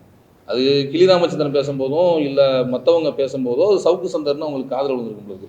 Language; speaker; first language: Tamil; native; Tamil